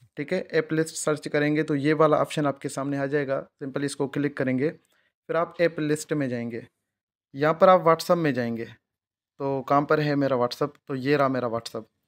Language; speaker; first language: Urdu; non-native, local second language; Sindhi